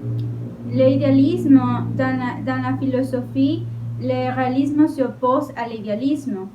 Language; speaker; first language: French; non-native, learner; Spanish